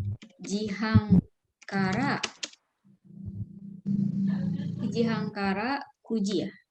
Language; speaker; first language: Japanese; non-native, fluent; Indonesian